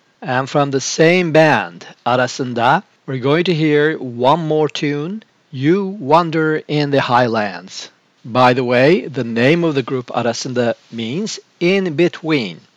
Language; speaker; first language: English; non-native, fluent; Turkish